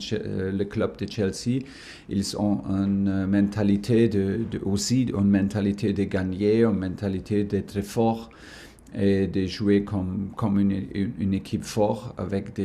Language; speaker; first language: French; non-native, learner; German